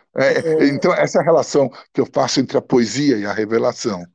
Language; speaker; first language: Portuguese; early bilingual, other home language; Italian